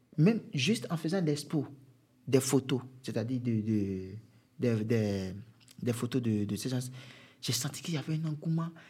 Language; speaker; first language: French; non-native, local second language; Fon